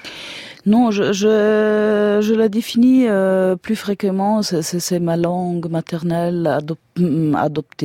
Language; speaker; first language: French; non-native, fluent; German